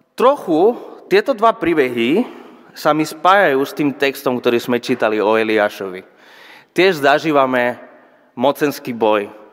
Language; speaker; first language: Slovak; non-native, fluent; Spanish